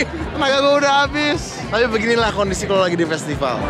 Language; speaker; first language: Indonesian; native; Indonesian